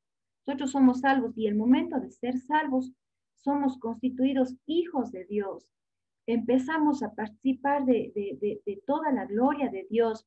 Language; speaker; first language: Spanish; native; Spanish